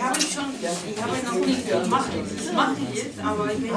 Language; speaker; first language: German; non-native, learner; Spanish